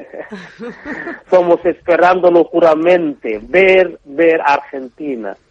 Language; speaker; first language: Spanish; non-native, learner; Bangla